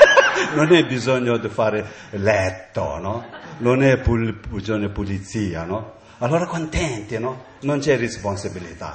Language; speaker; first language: Italian; non-native, learner; Tibetan